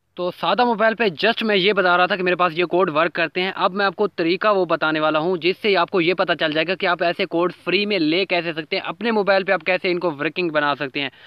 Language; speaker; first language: Urdu; non-native, local second language; Punjabi